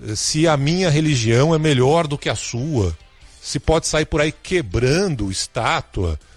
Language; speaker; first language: Portuguese; native; Portuguese